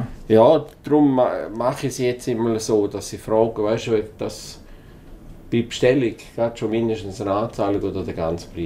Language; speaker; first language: German; native; German